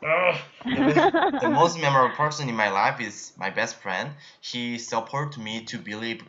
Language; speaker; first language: English; non-native, learner; Korean